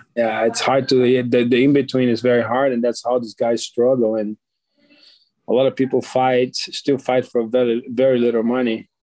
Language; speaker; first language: English; non-native, fluent; Portuguese